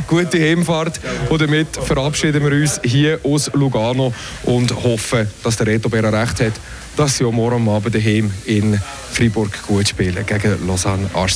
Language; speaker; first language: German; native; German